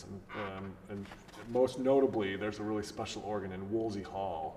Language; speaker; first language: English; native; English